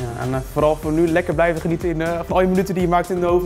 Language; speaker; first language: Dutch; native; Dutch